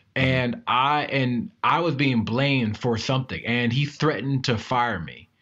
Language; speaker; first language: English; native; English